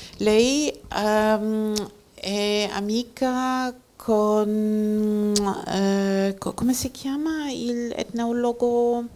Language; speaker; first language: Italian; non-native, fluent; German